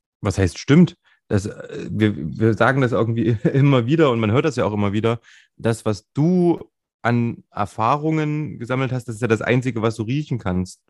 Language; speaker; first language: German; native; German